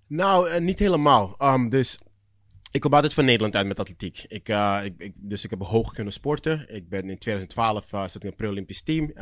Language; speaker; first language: Dutch; early bilingual, other home language; Akan